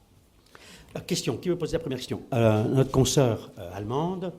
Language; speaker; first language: French; native; French